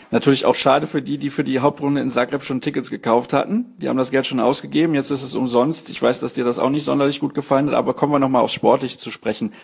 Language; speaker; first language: German; native; German